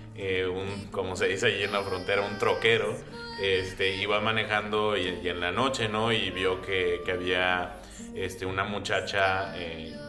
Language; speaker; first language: Spanish; early bilingual, heritage; Spanish